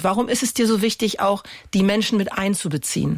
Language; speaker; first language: German; native; German